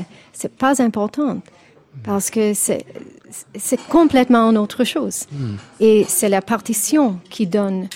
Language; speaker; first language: French; non-native, fluent; English